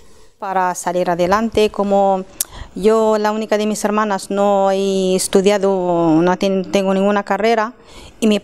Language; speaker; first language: Spanish; non-native, fluent; Arabic